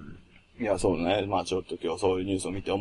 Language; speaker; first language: Japanese; native; Japanese